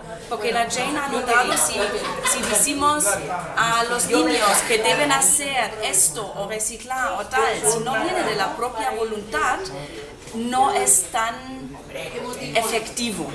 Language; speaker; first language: Spanish; non-native, fluent; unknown